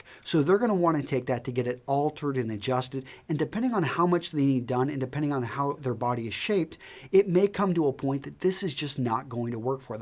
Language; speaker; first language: English; native; English